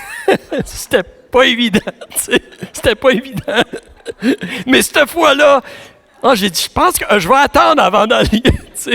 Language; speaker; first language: French; native; French